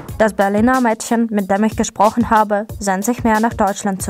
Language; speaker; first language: German; non-native, fluent; Russian